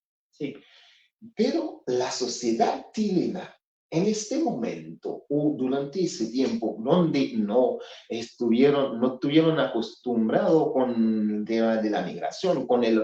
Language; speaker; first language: Spanish; non-native, fluent; Haitian Creole